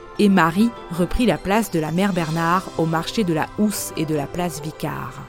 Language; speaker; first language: French; native; French